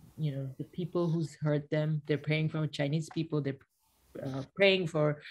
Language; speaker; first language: English; non-native, local second language; Bangla